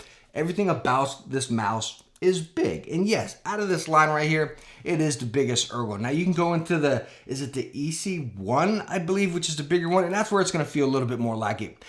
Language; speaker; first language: English; native; English